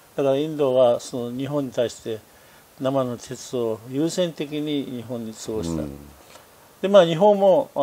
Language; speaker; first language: Japanese; non-native, fluent; Tibetan